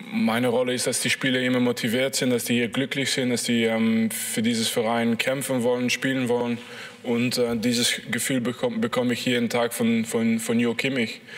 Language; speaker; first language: German; non-native, fluent; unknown